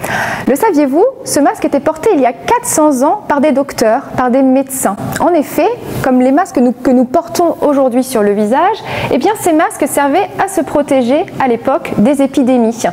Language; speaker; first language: French; native; French